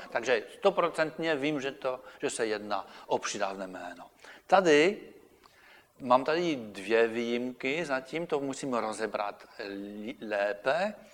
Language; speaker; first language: Czech; non-native, fluent; French